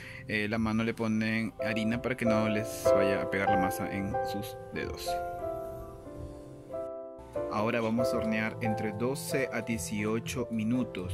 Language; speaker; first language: Spanish; native; Spanish